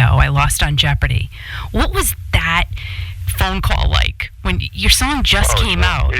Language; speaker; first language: English; native; English